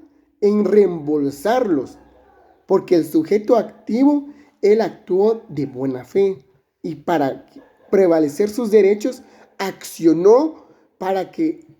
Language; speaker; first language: Spanish; native; Spanish